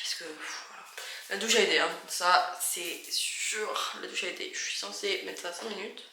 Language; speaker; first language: French; native; French